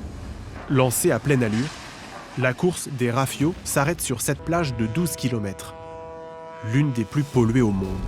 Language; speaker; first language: French; native; French